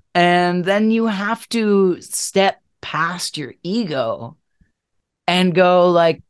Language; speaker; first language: English; native; English